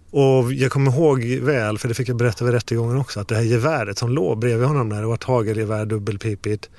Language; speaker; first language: Swedish; native; Swedish